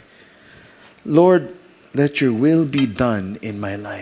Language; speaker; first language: English; non-native, local second language; Filipino